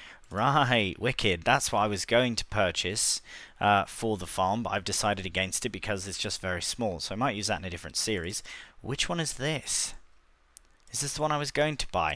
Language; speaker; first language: English; native; English